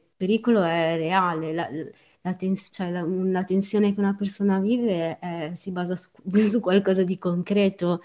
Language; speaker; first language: Italian; native; Italian